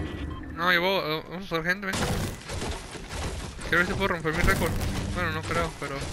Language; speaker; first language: Spanish; native; Spanish